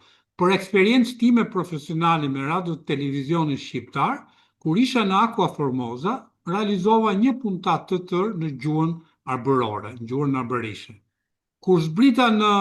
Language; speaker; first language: Albanian; native; Albanian